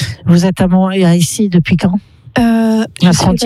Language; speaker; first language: French; native; French